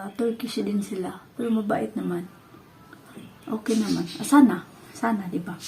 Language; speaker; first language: Filipino; non-native, local second language; Cebuano